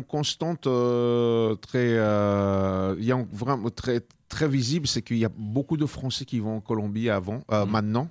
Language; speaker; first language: French; non-native, fluent; Spanish